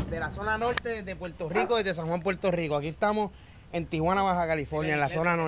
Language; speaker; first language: Spanish; native; Spanish